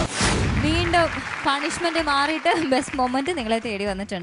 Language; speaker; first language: Malayalam; native; Malayalam